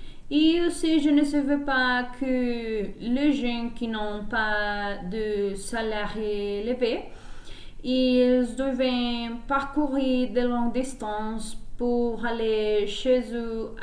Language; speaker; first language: French; non-native, learner; Spanish